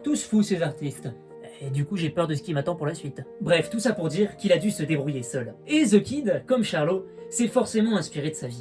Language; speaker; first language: French; native; French